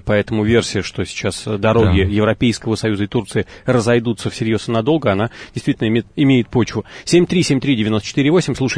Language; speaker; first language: Russian; native; Russian